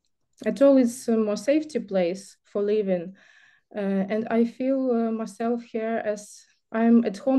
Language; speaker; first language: English; non-native, learner; Ukrainian